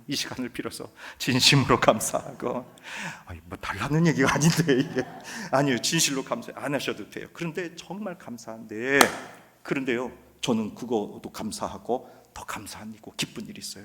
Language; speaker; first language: Korean; native; Korean